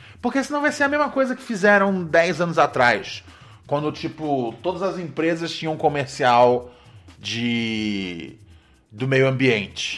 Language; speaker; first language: Portuguese; native; Portuguese